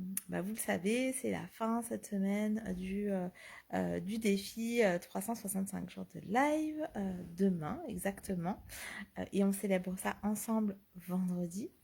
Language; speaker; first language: French; native; French